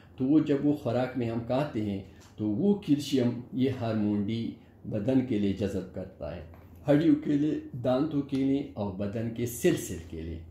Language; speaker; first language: Urdu; non-native, local second language; Pashto